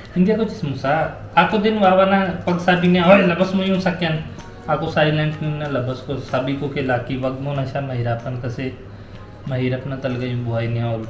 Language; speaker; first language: Filipino; non-native, learner; Hindi